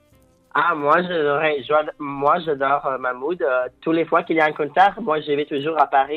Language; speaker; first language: French; non-native, fluent; Italian